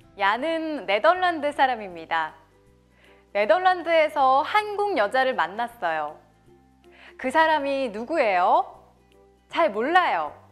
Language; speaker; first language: Korean; native; Korean